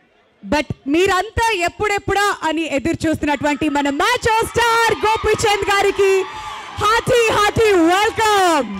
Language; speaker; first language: Telugu; native; Telugu